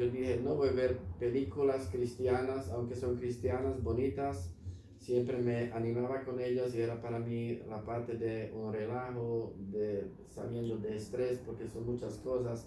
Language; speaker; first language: Spanish; non-native, fluent; Slovak